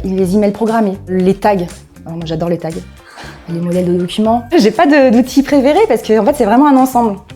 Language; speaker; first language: French; native; French